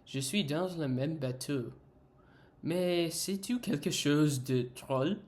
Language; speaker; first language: French; non-native, learner; English